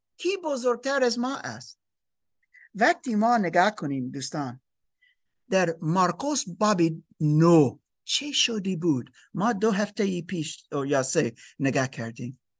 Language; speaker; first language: Persian; non-native, learner; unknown